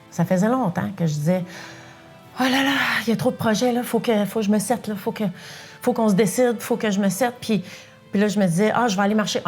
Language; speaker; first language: French; non-native, local second language; English